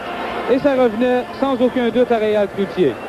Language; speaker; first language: French; native; French